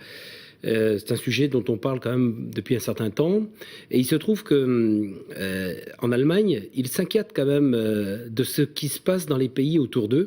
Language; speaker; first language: French; native; French